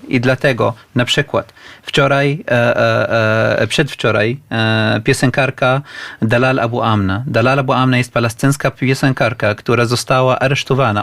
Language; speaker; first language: Polish; non-native, learner; Arabic